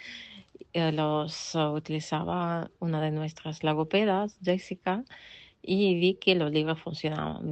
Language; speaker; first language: Spanish; non-native, fluent; Russian